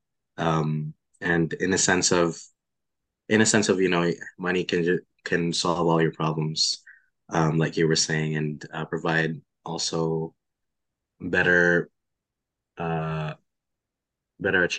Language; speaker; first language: English; non-native, local second language; Filipino